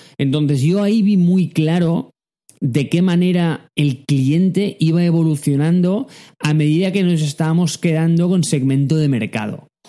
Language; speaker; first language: Spanish; native; Spanish